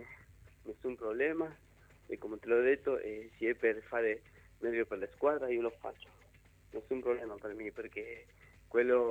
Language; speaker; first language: Italian; non-native, learner; Spanish